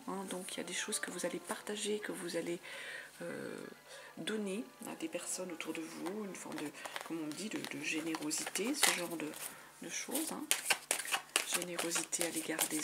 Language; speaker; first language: French; native; French